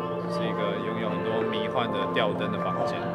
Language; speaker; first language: Chinese; native; Chinese